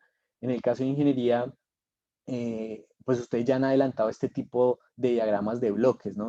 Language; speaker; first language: Spanish; native; Spanish